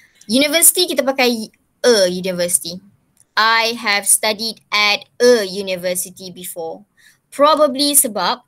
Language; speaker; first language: English; non-native, local second language; Malay